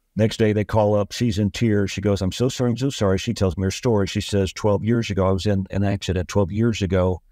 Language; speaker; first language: English; native; English